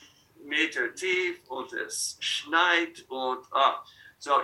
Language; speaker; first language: German; non-native, fluent; English